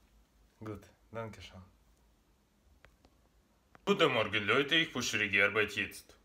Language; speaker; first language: German; non-native, learner; Russian